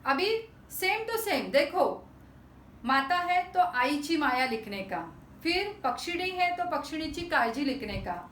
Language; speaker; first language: Hindi; non-native, local second language; Marathi